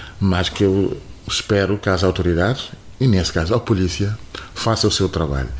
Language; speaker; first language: Portuguese; non-native, fluent; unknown